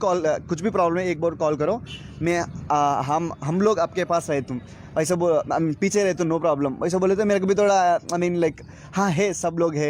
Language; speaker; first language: Hindi; non-native, local second language; Telugu